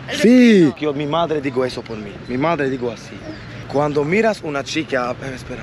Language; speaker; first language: Spanish; non-native, learner; Swedish